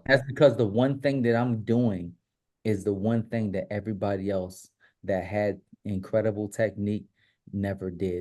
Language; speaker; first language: English; native; English